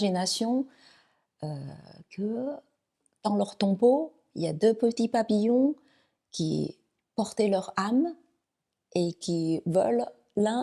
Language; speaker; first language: French; non-native, fluent; Chinese